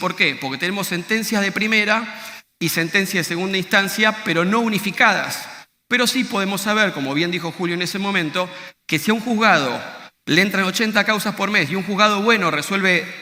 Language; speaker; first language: Spanish; native; Spanish